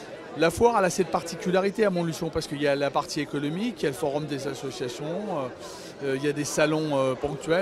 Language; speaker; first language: French; native; French